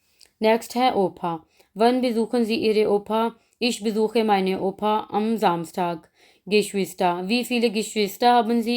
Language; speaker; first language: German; non-native, learner; Urdu